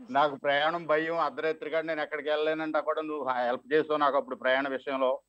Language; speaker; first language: Telugu; native; Telugu